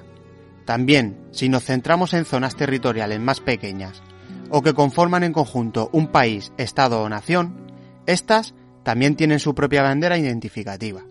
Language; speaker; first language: Spanish; native; Spanish